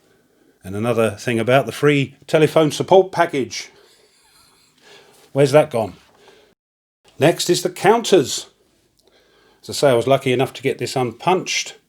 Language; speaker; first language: English; native; English